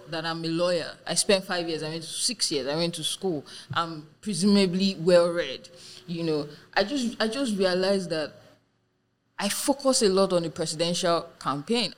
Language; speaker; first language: English; non-native, local second language; Yoruba